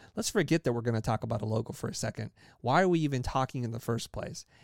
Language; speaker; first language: English; early bilingual, other home language; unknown